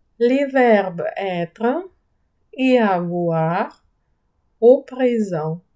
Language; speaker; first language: French; non-native, fluent; Ukrainian